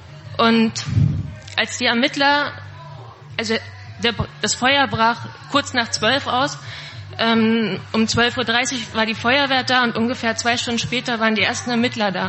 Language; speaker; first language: German; native; German